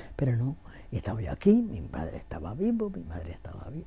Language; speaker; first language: Spanish; native; Spanish